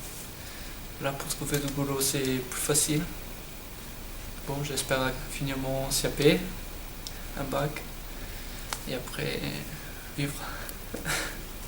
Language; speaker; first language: French; non-native, learner; Portuguese